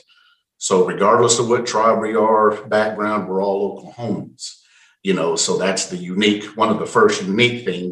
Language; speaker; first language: English; native; English